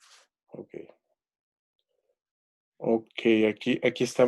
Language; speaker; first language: Spanish; native; Spanish